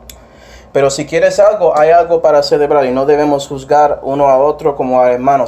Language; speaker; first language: Spanish; non-native, fluent; English